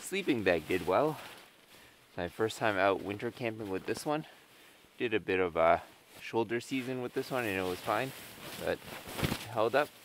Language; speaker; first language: English; native; English